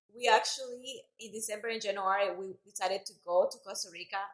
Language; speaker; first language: English; non-native, fluent; Spanish